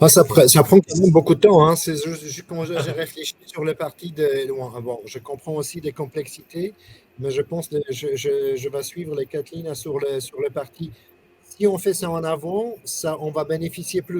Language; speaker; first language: French; non-native, fluent; Polish